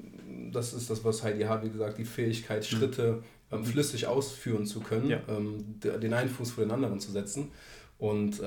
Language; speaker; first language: German; native; German